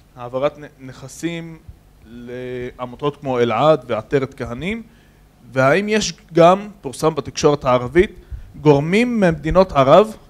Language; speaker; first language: Hebrew; native; Hebrew